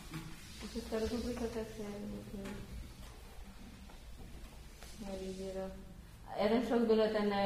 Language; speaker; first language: Czech; non-native, learner; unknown